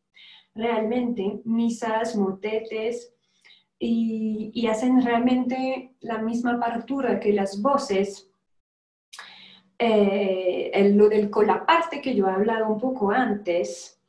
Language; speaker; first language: Spanish; non-native, fluent; French